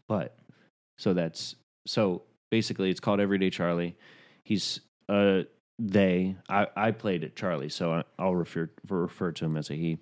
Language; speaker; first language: English; native; English